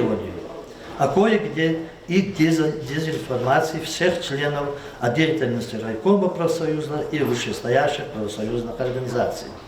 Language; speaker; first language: Russian; non-native, local second language; Lezghian